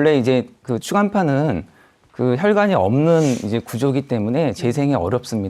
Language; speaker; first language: Korean; native; Korean